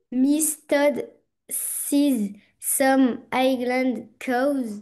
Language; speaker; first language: English; non-native, learner; French